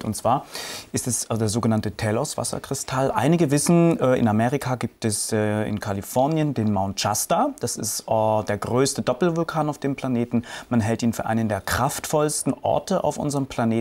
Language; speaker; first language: German; native; German